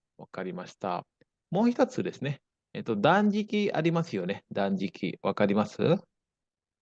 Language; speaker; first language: Japanese; non-native, fluent; Indonesian